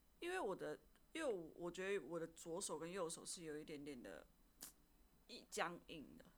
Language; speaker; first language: Chinese; native; Chinese